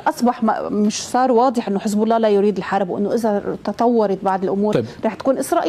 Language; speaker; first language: Arabic; native; Arabic